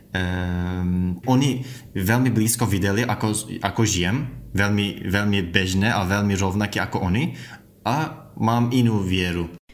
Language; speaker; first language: Slovak; non-native, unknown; Turkish